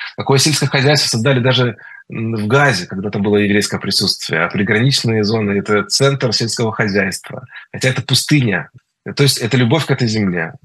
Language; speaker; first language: Russian; early bilingual, heritage; Russian